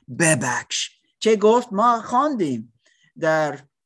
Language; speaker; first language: Persian; non-native, learner; English